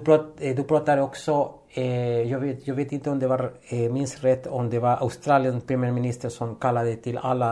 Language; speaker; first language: Swedish; non-native, fluent; Spanish